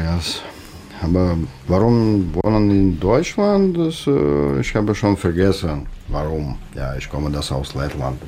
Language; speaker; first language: German; non-native, learner; Russian